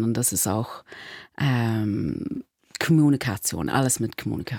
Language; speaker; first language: German; non-native, learner; English